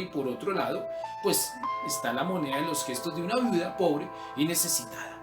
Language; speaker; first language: Spanish; native; Spanish